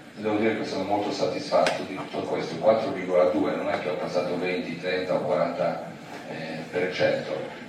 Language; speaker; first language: Italian; non-native, fluent; Polish